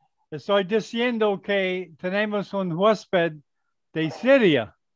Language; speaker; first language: Spanish; non-native, learner; English